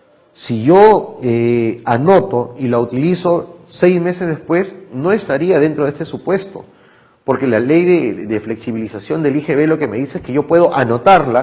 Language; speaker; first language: Spanish; native; Spanish